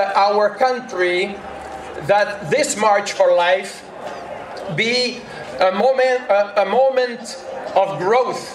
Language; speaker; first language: English; non-native, fluent; French